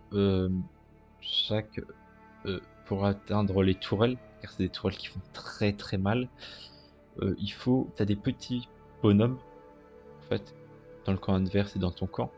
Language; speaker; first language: French; native; French